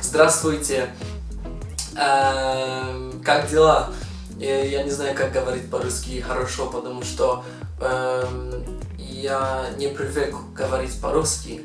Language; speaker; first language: Russian; non-native, learner; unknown